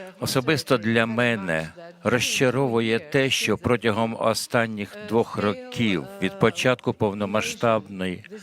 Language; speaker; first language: Ukrainian; non-native, fluent; Latvian